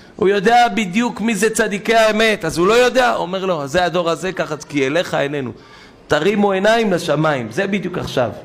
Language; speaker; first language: Hebrew; native; Hebrew